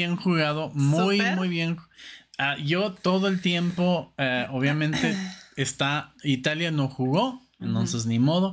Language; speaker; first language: Spanish; non-native, fluent; German